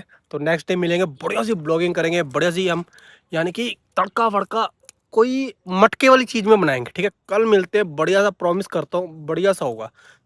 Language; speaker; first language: Hindi; non-native, local second language; Punjabi